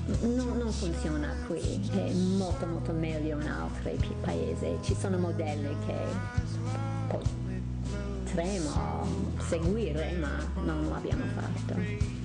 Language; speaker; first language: Italian; non-native, fluent; English